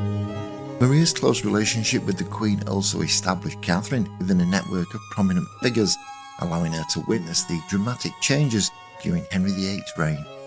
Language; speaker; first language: English; native; English